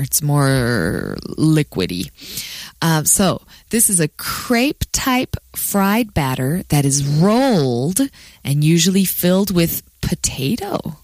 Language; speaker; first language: English; native; English